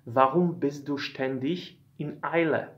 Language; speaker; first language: German; non-native, fluent; Polish